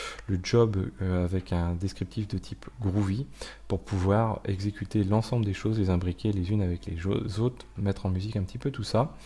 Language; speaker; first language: French; native; French